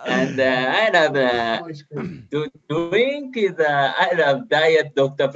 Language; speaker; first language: English; non-native, learner; Japanese